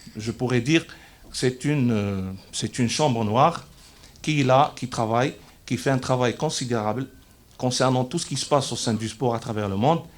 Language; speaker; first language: French; non-native, local second language; Arabic